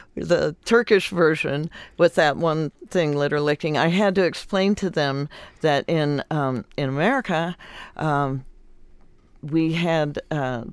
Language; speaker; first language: English; native; English